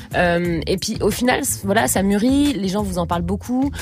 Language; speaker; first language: French; native; French